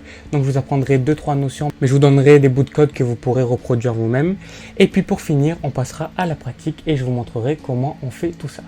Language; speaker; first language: French; native; French